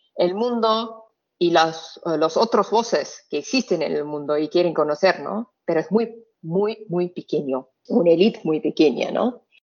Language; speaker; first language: Spanish; non-native, fluent; Arabic